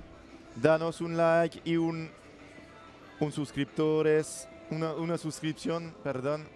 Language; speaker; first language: Spanish; non-native, learner; French